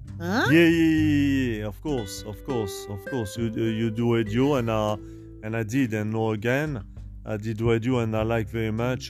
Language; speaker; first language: English; non-native, learner; French